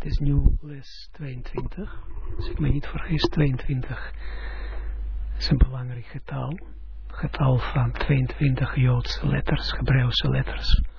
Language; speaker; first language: Dutch; non-native, fluent; Russian